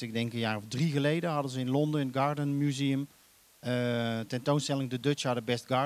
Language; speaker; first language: Dutch; native; Dutch